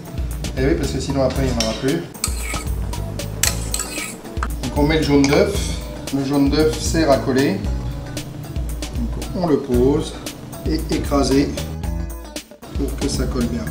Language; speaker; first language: French; native; French